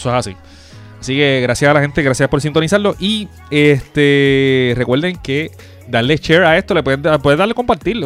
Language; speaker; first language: Spanish; native; Spanish